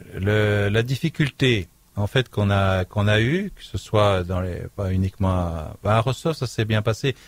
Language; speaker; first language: French; native; French